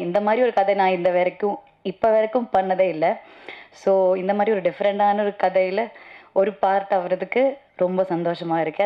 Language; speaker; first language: Tamil; non-native, learner; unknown